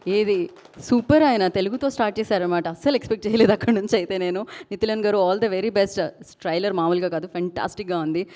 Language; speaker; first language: Telugu; native; Telugu